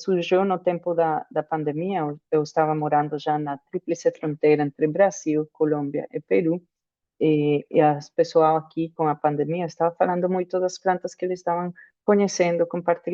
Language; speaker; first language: Portuguese; non-native, fluent; Spanish